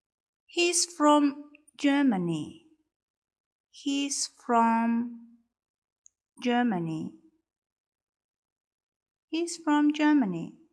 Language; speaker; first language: English; non-native, fluent; Kyrgyz